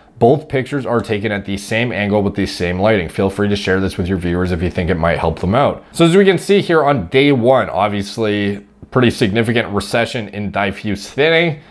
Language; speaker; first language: English; native; English